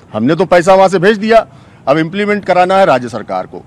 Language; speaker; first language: Hindi; native; Hindi